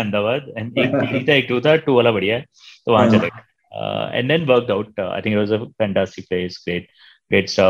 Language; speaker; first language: English; non-native, local second language; Hindi